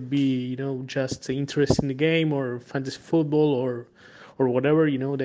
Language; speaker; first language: English; non-native, fluent; Spanish